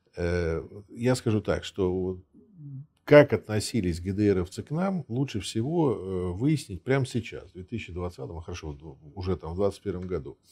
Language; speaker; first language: Russian; early bilingual, heritage; Russian